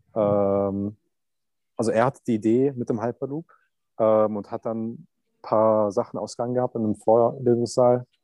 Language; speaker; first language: German; non-native, fluent; Turkish